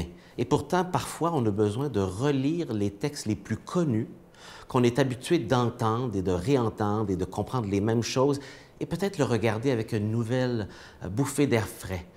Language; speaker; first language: French; native; French